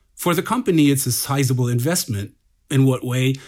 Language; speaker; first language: English; non-native, fluent; German